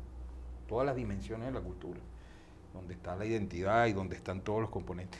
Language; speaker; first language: Spanish; native; Spanish